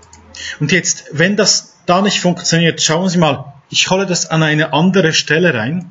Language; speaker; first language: German; non-native, fluent; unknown